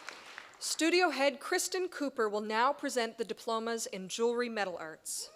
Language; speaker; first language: English; native; English